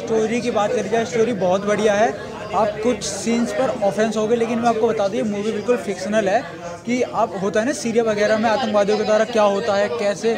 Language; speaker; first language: Hindi; native; Hindi